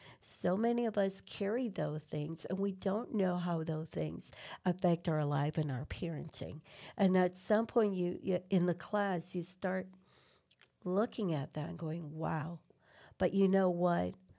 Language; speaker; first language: English; non-native, fluent; Spanish